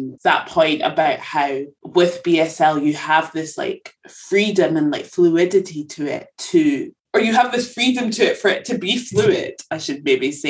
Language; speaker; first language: English; native; English